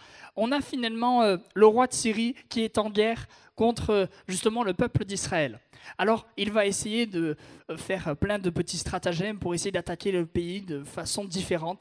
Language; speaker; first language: French; native; French